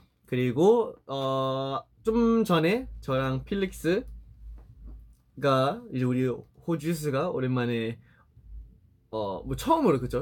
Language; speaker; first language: Korean; early bilingual, heritage; Korean